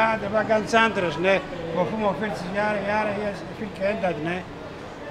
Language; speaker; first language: German; non-native, learner; Greek